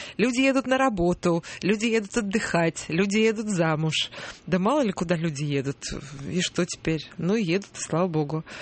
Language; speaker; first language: Russian; native; Russian